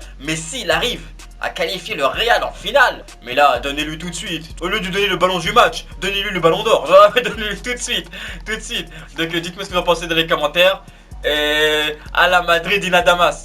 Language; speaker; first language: French; native; French